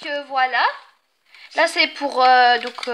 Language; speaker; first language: French; native; French